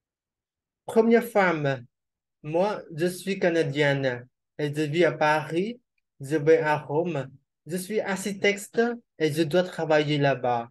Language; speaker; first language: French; non-native, learner; Khmer